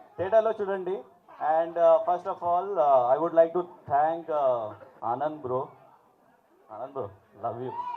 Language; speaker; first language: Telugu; non-native, local second language; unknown